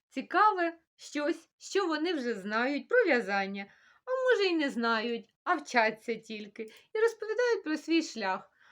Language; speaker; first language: Ukrainian; non-native, local second language; Russian